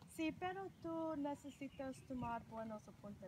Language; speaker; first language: Spanish; non-native, learner; English